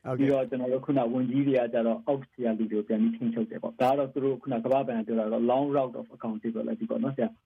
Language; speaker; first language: Burmese; native; Burmese